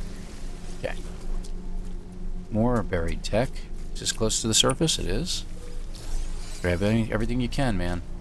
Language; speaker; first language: English; native; English